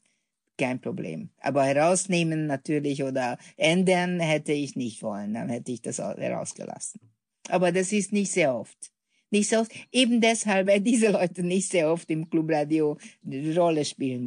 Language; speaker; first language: German; non-native, fluent; Hungarian